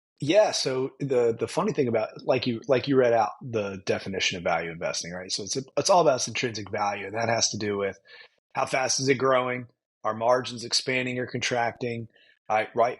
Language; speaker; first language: English; native; English